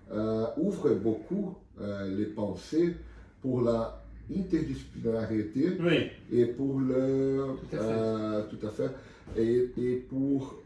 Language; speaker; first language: French; non-native, learner; Portuguese